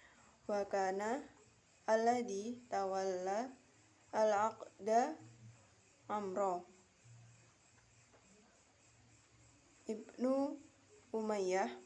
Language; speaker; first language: Arabic; non-native, learner; Indonesian